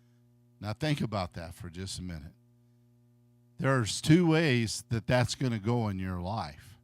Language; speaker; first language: English; native; English